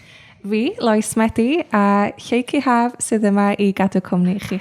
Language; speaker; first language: Welsh; native; Welsh